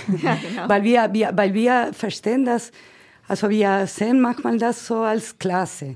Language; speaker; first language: German; non-native, fluent; Spanish